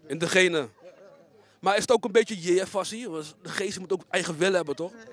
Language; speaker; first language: Dutch; native; Dutch